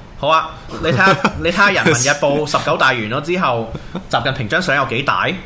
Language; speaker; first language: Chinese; non-native, local second language; Cantonese